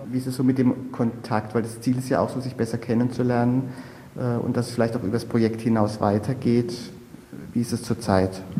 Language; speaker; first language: German; native; German